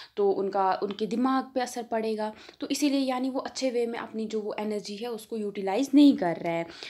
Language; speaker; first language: Hindi; non-native, local second language; Kashmiri